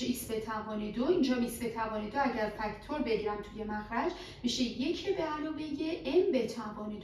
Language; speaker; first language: Persian; native; Persian